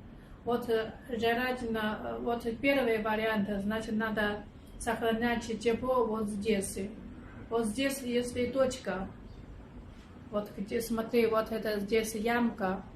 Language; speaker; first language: Russian; non-native, learner; Chinese